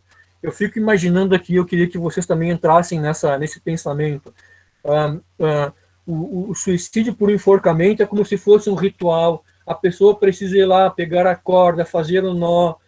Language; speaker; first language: Portuguese; native; Portuguese